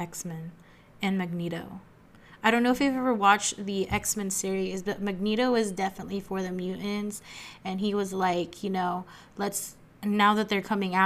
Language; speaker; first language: English; native; English